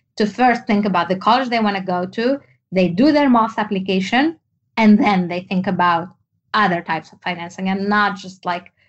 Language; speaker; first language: English; non-native, fluent; Arabic